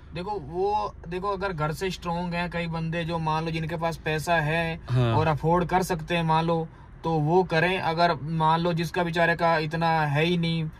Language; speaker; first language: Hindi; native; Hindi